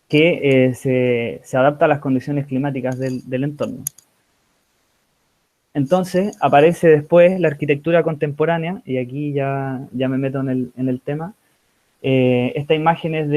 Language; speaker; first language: Spanish; native; Spanish